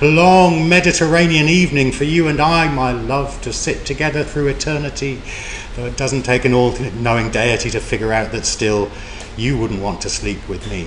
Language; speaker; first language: English; native; English